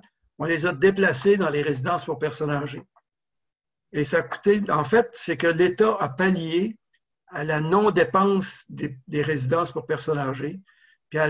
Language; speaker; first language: French; native; French